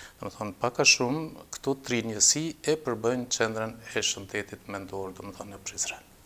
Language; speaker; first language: Albanian; native; Albanian